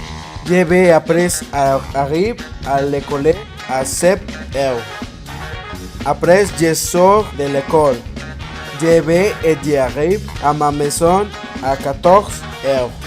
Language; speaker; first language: French; non-native, learner; Spanish